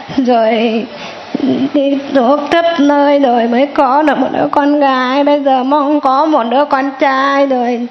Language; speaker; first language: Vietnamese; non-native, local second language; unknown